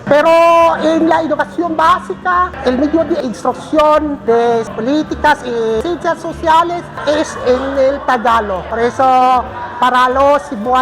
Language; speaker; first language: Spanish; non-native, fluent; Filipino